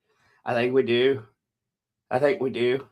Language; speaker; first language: English; native; English